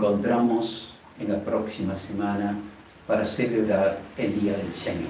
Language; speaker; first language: Spanish; native; Spanish